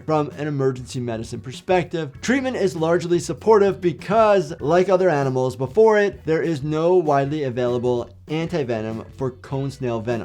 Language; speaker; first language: English; native; English